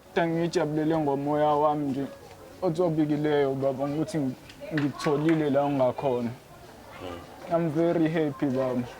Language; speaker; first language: Zulu; native; Zulu